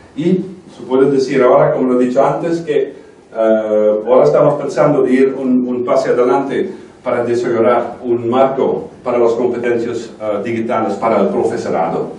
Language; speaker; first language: Spanish; non-native, fluent; Dutch